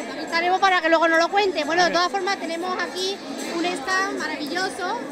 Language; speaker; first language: Spanish; native; Spanish